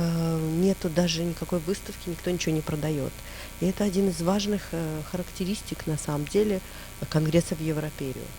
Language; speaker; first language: Russian; native; Russian